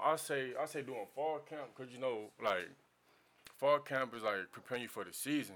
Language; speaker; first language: English; native; English